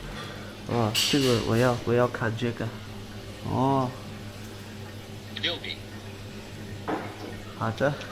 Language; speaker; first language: Chinese; non-native, learner; English